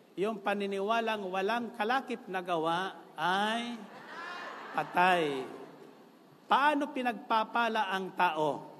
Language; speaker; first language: Filipino; non-native, local second language; Bikol